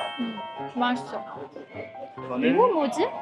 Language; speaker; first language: Korean; early bilingual, heritage; Japanese